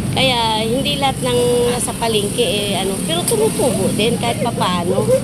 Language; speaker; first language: Filipino; non-native, local second language; Hiligaynon